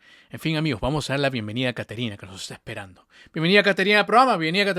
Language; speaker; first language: Spanish; native; Spanish